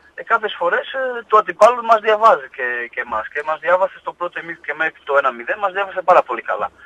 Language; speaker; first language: Greek; non-native, fluent; Portuguese